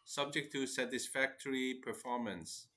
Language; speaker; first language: English; non-native, fluent; Chinese